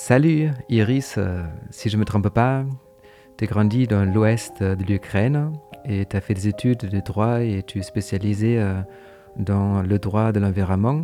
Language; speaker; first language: French; native; French